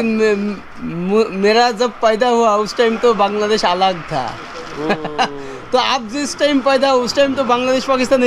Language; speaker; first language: Hindi; non-native, learner; Bangla